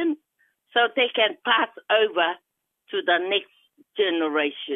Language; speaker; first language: English; non-native, fluent; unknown